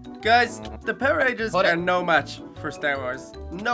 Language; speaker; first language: English; native; English